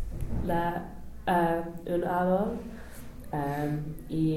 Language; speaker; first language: Spanish; non-native, learner; English